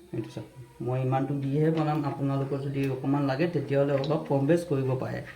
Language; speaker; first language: Assamese; non-native, local second language; Bangla